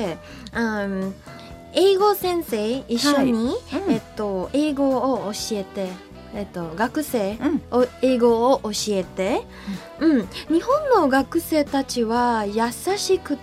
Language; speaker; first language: Japanese; non-native, learner; English